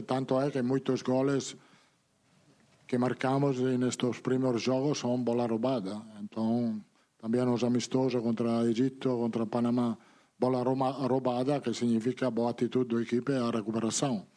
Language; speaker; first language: Portuguese; non-native, learner; Italian